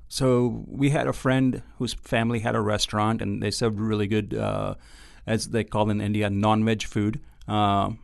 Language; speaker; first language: English; non-native, local second language; Gujarati